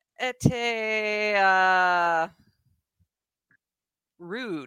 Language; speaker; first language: French; non-native, learner; English